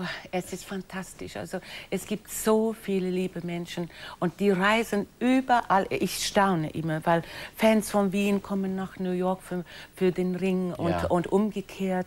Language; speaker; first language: German; non-native, fluent; English